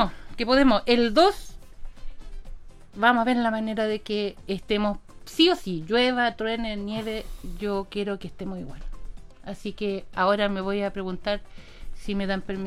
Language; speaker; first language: Spanish; native; Spanish